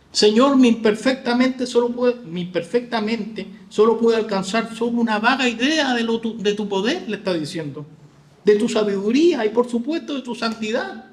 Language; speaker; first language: Spanish; native; Spanish